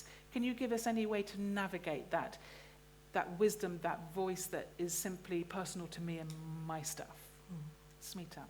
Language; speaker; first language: English; native; English